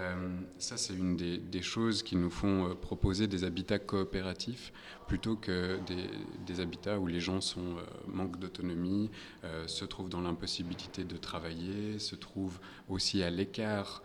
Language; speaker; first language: French; native; French